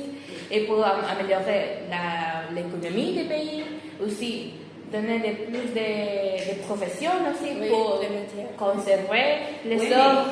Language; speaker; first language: French; non-native, fluent; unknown